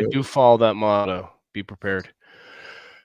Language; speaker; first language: English; native; English